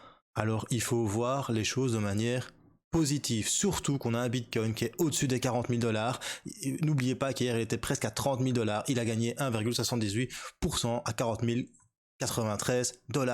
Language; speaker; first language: French; native; French